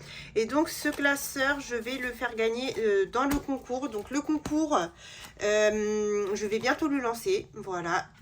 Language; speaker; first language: French; native; French